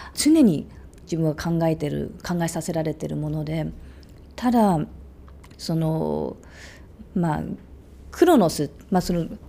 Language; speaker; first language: Japanese; early bilingual, other home language; English